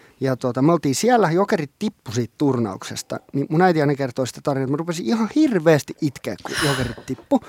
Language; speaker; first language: Finnish; non-native, local second language; Swedish